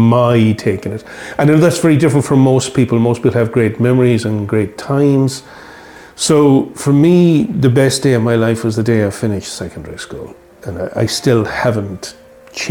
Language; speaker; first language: English; native; English